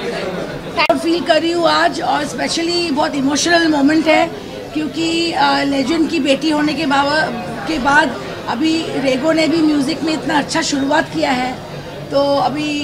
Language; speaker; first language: Hindi; non-native, local second language; Bangla